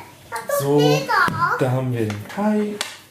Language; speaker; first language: German; native; German